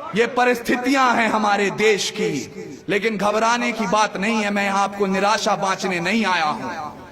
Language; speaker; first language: Hindi; native; Hindi